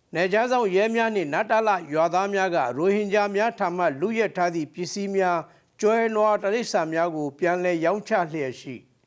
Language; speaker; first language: Burmese; non-native, local second language; Rohingya